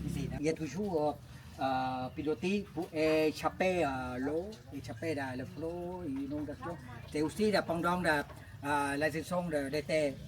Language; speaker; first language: French; non-native, learner; Thai